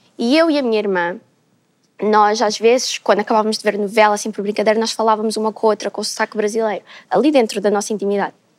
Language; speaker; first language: Portuguese; native; Portuguese